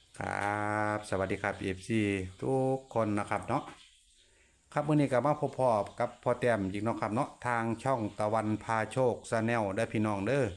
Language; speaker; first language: Thai; non-native, local second language; Northeastern Thai